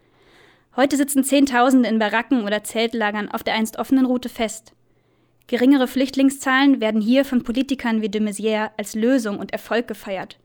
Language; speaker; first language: German; native; German